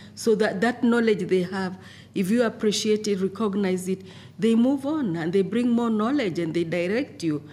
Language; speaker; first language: English; non-native, local second language; Masai